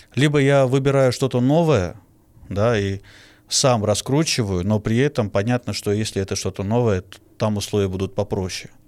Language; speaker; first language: Russian; non-native, fluent; Armenian